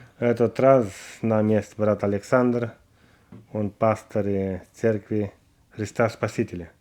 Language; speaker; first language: Russian; non-native, local second language; Romanian